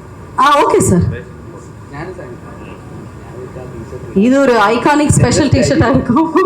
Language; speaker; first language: Tamil; native; Tamil